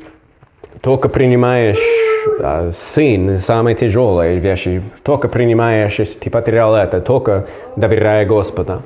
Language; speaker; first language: Russian; non-native, learner; English